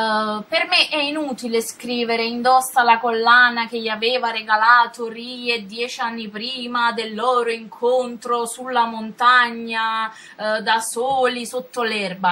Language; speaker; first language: Italian; native; Italian